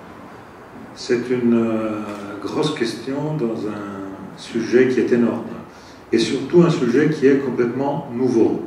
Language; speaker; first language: French; non-native, fluent; Italian